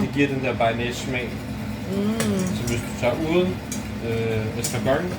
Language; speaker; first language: Danish; native; Danish